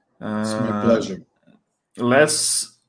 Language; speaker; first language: English; non-native, fluent; Portuguese